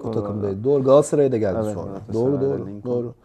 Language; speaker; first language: Turkish; native; Turkish